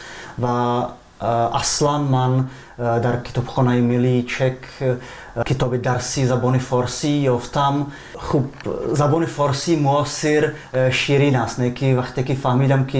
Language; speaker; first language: Persian; non-native, fluent; Czech